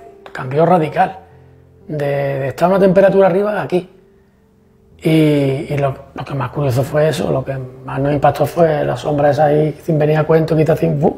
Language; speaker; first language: Spanish; native; Spanish